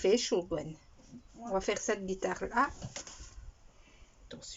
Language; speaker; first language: French; native; French